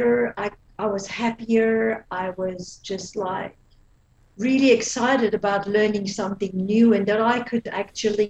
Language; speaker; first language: English; non-native, fluent; Dutch